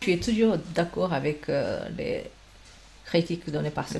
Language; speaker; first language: French; non-native, fluent; Japanese